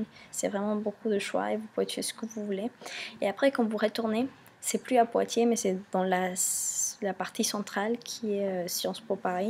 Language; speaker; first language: French; non-native, fluent; Spanish